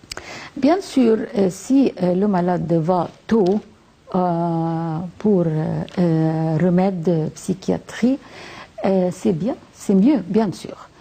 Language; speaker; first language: French; non-native, fluent; Arabic